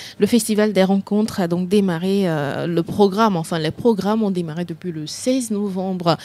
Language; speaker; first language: French; non-native, local second language; Ewe